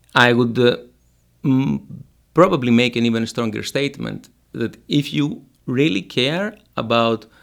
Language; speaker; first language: English; non-native, fluent; Greek